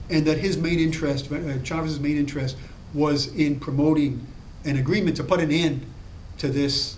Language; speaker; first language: English; native; English